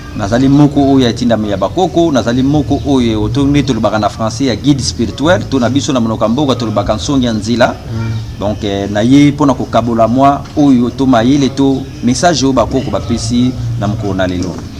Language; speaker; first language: Lingala; non-native, local second language; Kongo